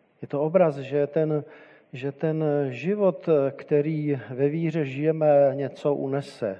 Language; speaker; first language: Czech; native; Czech